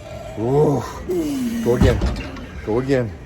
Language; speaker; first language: English; native; English